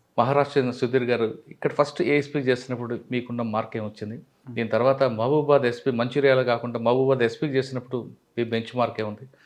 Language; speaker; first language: Telugu; native; Telugu